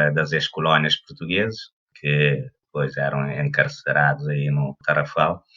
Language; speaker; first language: Portuguese; non-native, local second language; Kabuverdianu